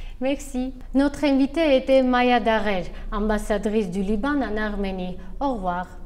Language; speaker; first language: French; non-native, fluent; Armenian